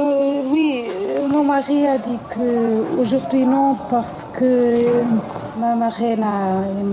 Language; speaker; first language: French; non-native, learner; Portuguese